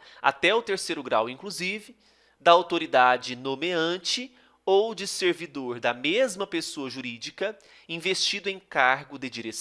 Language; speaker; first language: Portuguese; native; Portuguese